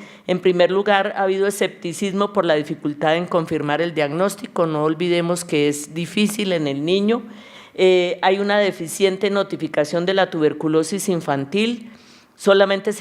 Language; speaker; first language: Spanish; native; Spanish